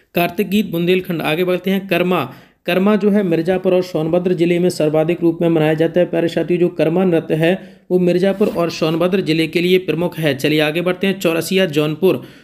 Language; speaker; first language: Hindi; native; Hindi